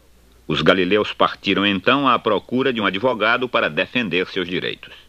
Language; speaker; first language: Portuguese; native; Portuguese